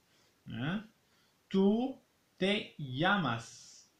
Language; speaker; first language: Spanish; non-native, fluent; Arabic